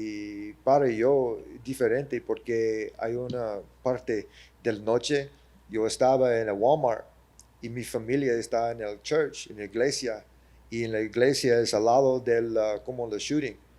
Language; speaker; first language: Spanish; early bilingual, heritage; English